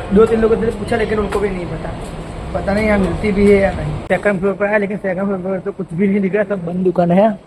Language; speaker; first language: Hindi; non-native, local second language; Gujarati